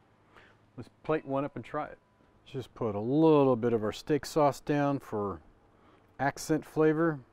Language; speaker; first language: English; native; English